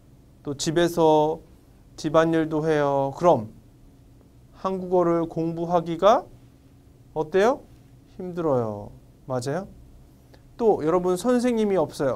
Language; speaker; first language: Korean; non-native, fluent; Vietnamese